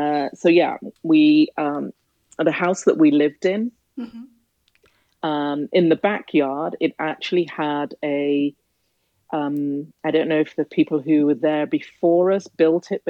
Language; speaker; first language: English; native; English